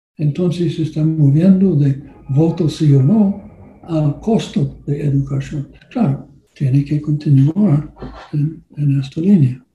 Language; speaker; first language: Spanish; non-native, learner; English